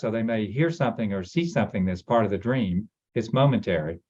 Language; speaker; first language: English; native; English